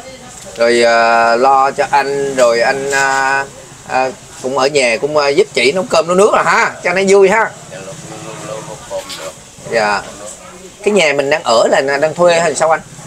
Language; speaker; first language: Vietnamese; native; Vietnamese